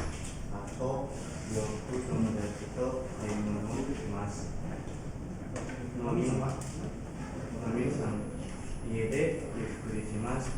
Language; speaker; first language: Japanese; non-native, learner; Indonesian